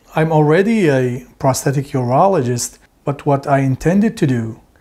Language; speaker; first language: English; non-native, fluent; Arabic